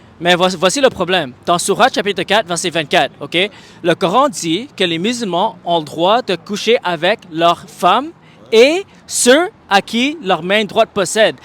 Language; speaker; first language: French; non-native, fluent; English